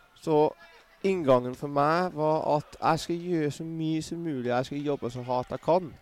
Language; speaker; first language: Norwegian; non-native, fluent; English